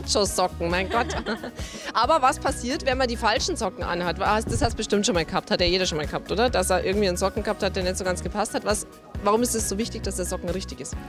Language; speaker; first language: German; native; German